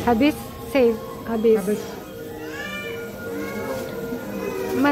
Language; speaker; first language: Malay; non-native, learner; English